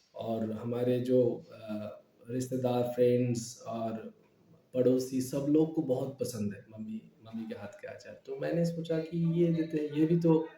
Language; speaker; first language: Hindi; non-native, local second language; Bangla